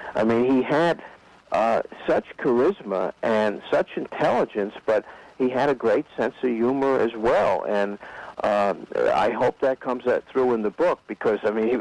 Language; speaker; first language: English; native; English